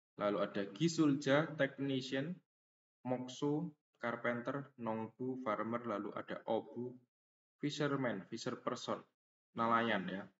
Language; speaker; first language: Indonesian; native; Indonesian